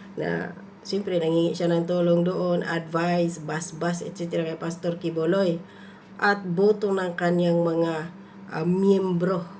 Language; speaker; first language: Filipino; non-native, local second language; Cebuano